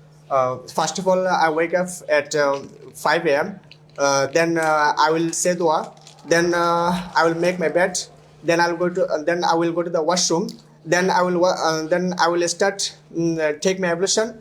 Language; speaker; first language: English; non-native, learner; Bangla